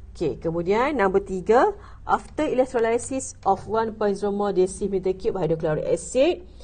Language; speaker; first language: English; non-native, local second language; Malay